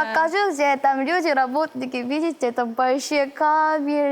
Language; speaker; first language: Russian; non-native, fluent; Korean